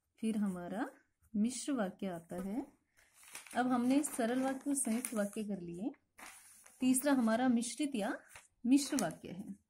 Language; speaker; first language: Hindi; native; Hindi